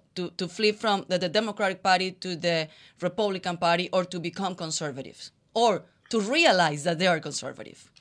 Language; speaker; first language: English; non-native, fluent; Spanish